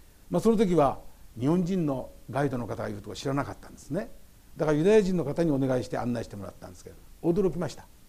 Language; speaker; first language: Japanese; native; Japanese